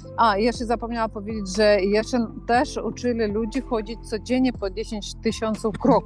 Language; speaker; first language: Polish; non-native, fluent; Ukrainian